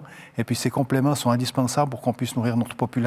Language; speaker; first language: French; native; French